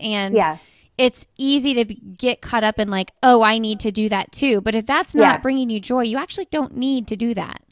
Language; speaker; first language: English; native; English